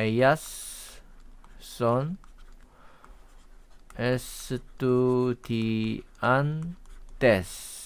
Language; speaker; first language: Spanish; non-native, fluent; Korean